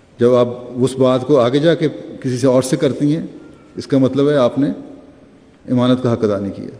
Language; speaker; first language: Urdu; native; Urdu